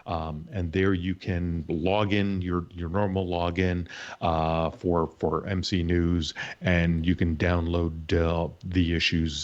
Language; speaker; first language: English; native; English